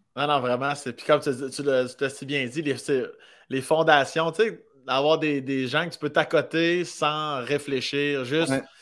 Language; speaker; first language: French; native; French